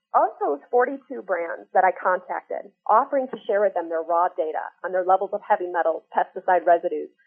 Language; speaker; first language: English; native; English